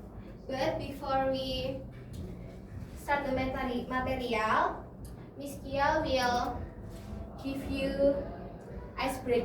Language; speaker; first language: English; non-native, learner; Indonesian